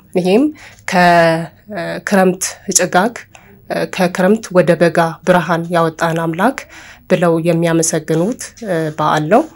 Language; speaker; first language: Amharic; non-native, local second language; Oromo